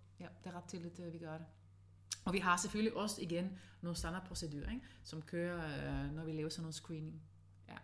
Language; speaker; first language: Danish; non-native, fluent; Dutch